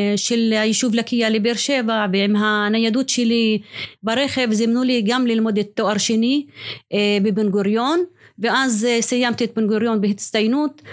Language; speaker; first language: Hebrew; non-native, local second language; Arabic